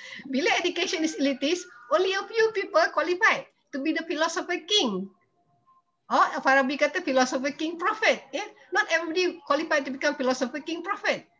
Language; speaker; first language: English; non-native, local second language; Malay